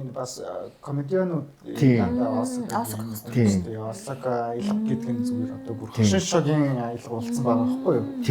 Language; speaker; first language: Mongolian; non-native, fluent; Japanese